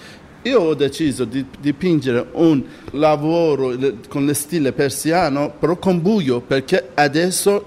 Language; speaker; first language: Italian; non-native, learner; Persian